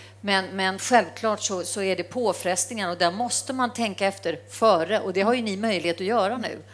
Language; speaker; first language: Swedish; native; Swedish